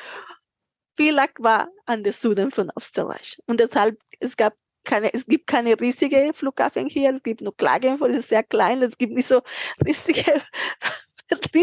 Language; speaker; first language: German; non-native, fluent; Spanish